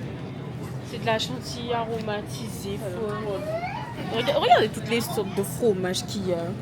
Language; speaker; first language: French; native; French